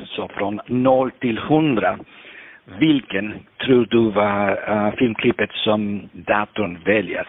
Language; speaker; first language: Swedish; non-native, fluent; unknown